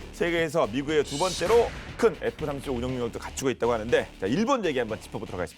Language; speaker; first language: Korean; native; Korean